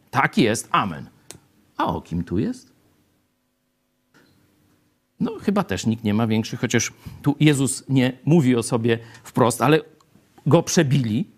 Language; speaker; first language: Polish; native; Polish